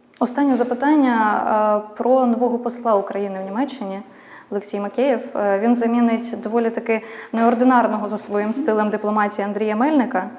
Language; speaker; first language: Ukrainian; native; Ukrainian